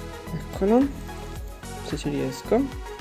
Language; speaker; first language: Italian; native; Italian